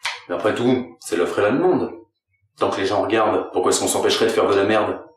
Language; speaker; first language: French; native; French